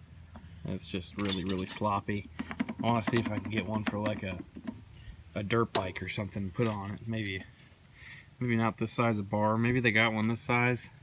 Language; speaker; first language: English; native; English